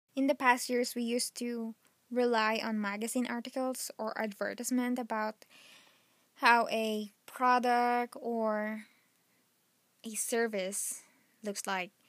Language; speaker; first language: English; non-native, local second language; Filipino